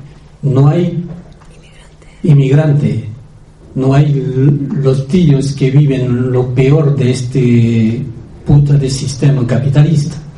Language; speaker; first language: Spanish; non-native, fluent; French